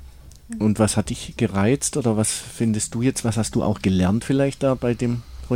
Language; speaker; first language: German; native; German